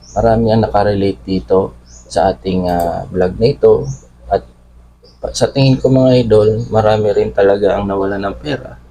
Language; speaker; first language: Filipino; non-native, local second language; Bikol